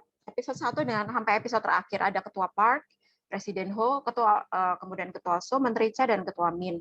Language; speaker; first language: Indonesian; native; Indonesian